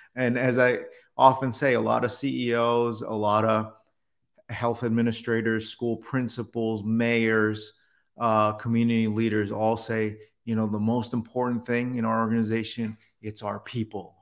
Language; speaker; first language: English; native; English